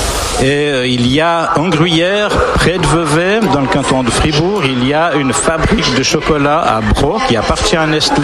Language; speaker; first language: French; native; French